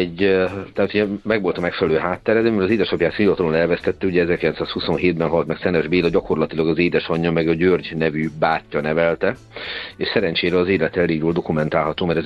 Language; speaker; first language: Hungarian; native; Hungarian